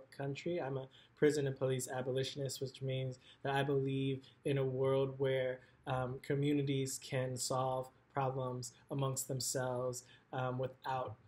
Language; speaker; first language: English; native; English